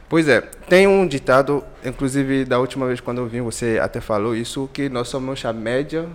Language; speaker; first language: Portuguese; non-native, fluent; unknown